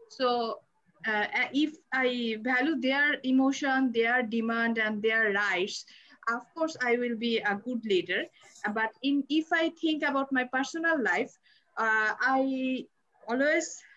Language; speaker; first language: English; non-native, learner; Bangla